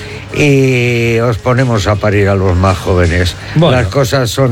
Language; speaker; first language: Spanish; native; Spanish